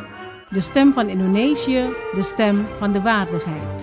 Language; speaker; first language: Dutch; non-native, fluent; Indonesian